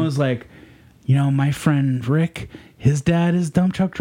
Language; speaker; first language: English; native; English